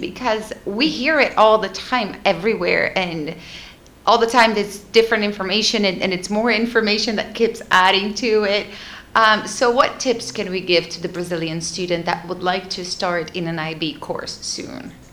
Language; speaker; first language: English; non-native, fluent; Portuguese